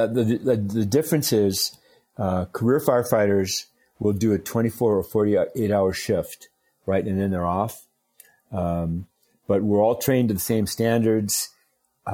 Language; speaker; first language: English; native; English